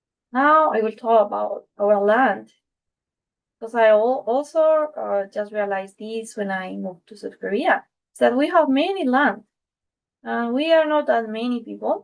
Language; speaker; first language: English; non-native, fluent; Spanish